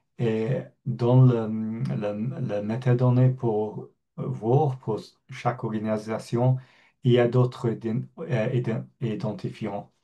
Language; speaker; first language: French; non-native, fluent; English